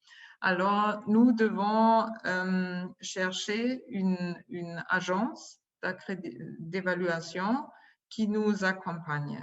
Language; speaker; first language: French; non-native, fluent; German